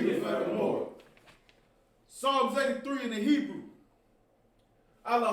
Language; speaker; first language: English; native; English